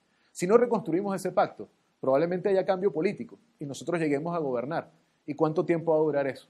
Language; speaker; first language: Spanish; native; Spanish